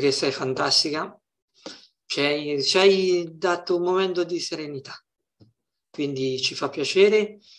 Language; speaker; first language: Italian; native; Italian